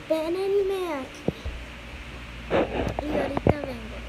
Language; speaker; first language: Spanish; early bilingual, heritage; Spanish